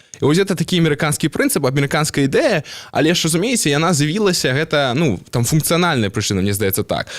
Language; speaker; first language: Belarusian; non-native, local second language; Russian